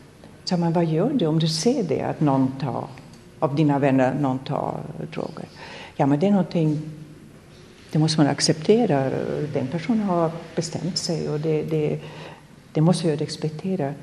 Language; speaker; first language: Swedish; non-native, fluent; German